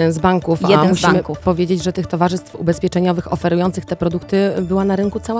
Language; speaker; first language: Polish; native; Polish